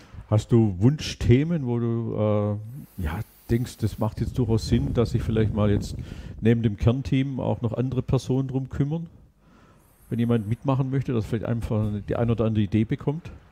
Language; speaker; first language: German; native; German